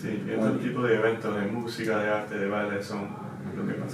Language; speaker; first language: Spanish; non-native, learner; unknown